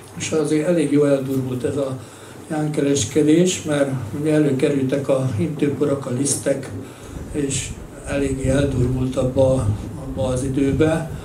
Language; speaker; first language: Hungarian; non-native, local second language; Croatian